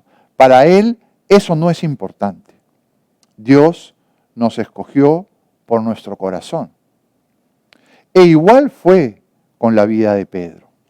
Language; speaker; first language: Spanish; native; Spanish